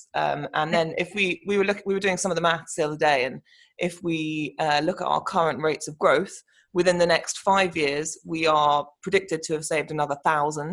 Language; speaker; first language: English; native; English